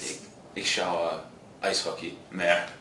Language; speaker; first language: German; non-native, learner; English